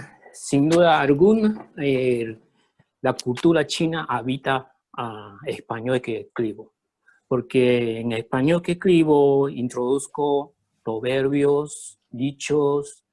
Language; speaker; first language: Spanish; early bilingual, other home language; Chinese